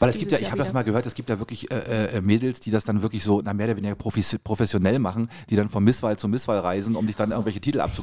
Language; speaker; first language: German; native; German